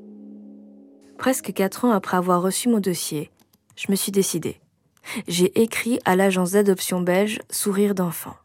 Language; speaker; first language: French; native; French